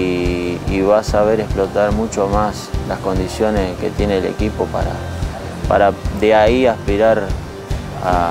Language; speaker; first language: Spanish; native; Spanish